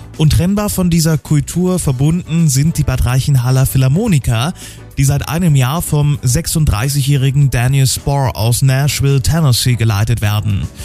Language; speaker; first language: German; native; German